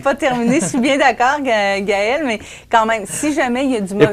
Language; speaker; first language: French; native; French